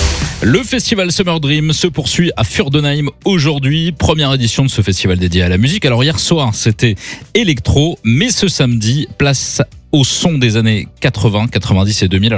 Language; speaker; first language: French; native; French